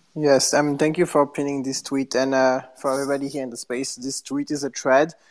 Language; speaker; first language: English; non-native, fluent; French